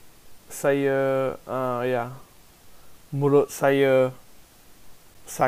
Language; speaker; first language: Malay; non-native, learner; English